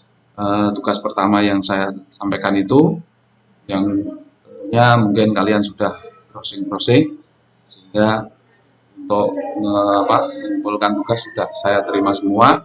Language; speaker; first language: Indonesian; non-native, local second language; Javanese